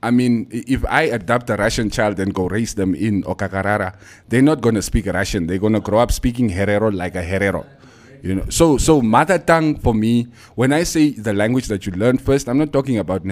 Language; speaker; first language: English; non-native, local second language; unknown